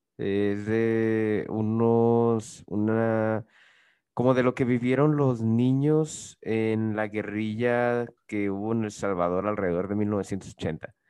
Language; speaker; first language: Spanish; native; Spanish